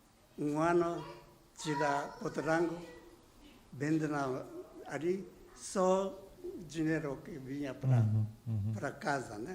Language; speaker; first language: Portuguese; non-native, learner; Japanese